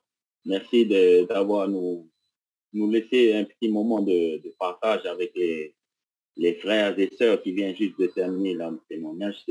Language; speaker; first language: French; non-native, local second language; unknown